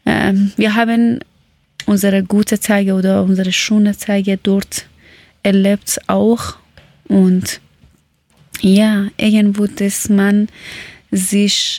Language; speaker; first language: German; non-native, learner; Persian